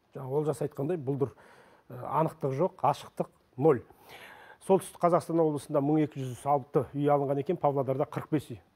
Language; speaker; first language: Kazakh; native; Kazakh